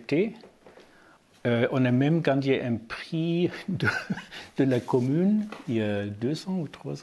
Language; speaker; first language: French; non-native, learner; German